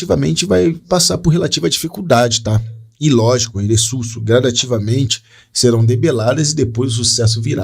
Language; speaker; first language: Portuguese; native; Portuguese